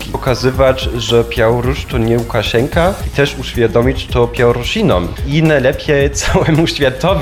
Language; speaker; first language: Polish; non-native, fluent; German